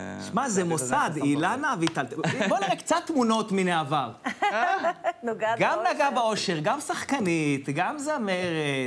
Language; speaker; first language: Hebrew; native; Hebrew